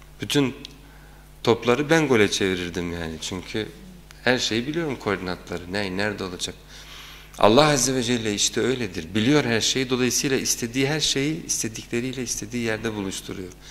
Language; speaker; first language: Turkish; native; Turkish